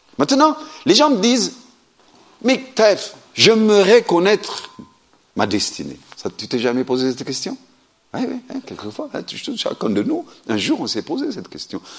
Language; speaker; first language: French; non-native, fluent; Amharic